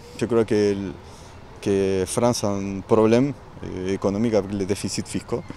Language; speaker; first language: French; non-native, fluent; Spanish